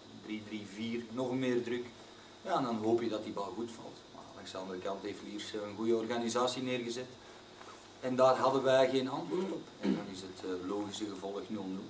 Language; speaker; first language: Dutch; native; Dutch